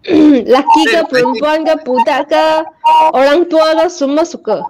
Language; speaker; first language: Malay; non-native, local second language; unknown